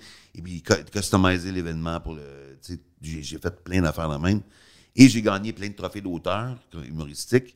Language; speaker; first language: French; native; French